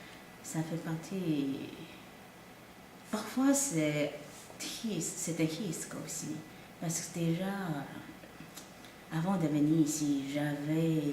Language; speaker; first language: French; non-native, fluent; Chinese